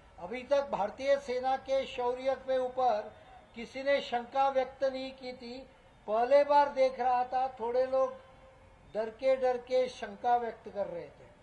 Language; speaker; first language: Hindi; non-native, local second language; Konkani